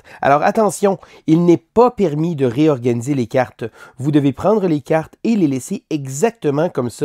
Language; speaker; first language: French; native; French